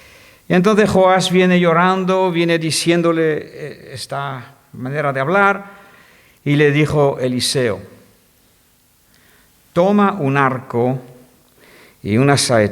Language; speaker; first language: Spanish; non-native, fluent; French